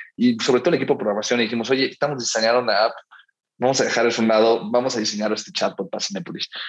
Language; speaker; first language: Spanish; early bilingual, heritage; Spanish